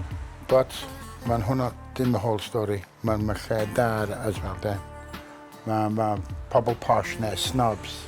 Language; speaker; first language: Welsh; non-native, learner; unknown